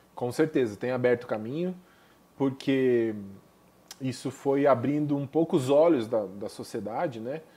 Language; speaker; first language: Portuguese; native; Portuguese